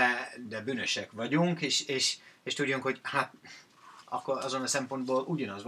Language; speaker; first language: Hungarian; non-native, fluent; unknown